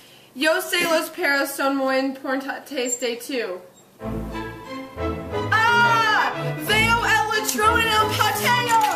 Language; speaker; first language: Spanish; non-native, learner; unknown